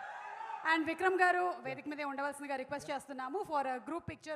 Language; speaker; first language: Telugu; native; Telugu